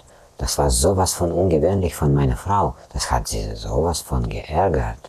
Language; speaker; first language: German; non-native, fluent; Russian